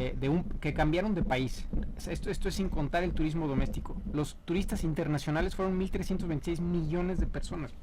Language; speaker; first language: Spanish; native; Spanish